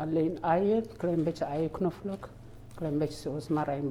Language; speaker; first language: Dutch; non-native, learner; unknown